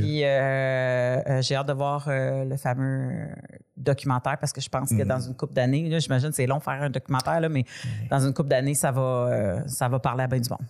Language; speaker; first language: French; native; French